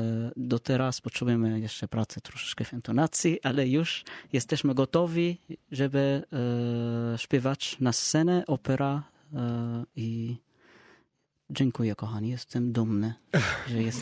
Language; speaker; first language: Polish; non-native, learner; Arabic